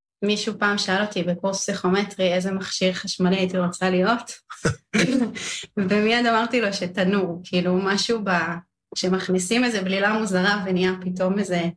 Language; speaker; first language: Hebrew; native; Hebrew